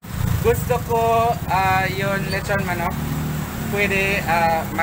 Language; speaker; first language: Filipino; non-native, learner; English